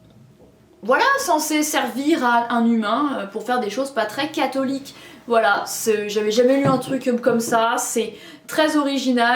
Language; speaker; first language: French; native; French